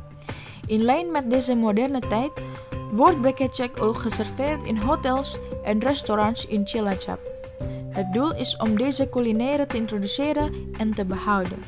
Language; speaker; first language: Dutch; non-native, fluent; Indonesian